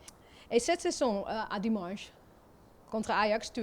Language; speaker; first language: French; non-native, learner; Dutch